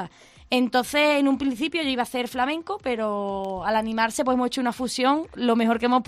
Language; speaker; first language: Spanish; native; Spanish